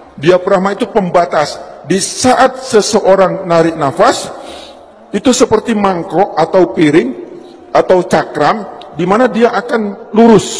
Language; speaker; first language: Indonesian; non-native, local second language; Javanese